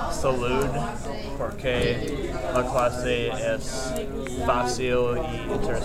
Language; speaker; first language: Spanish; non-native, learner; English